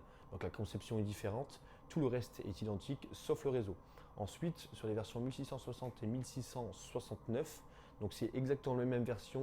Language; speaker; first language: French; native; French